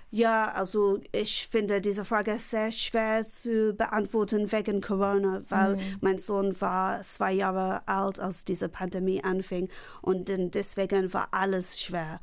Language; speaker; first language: German; non-native, fluent; English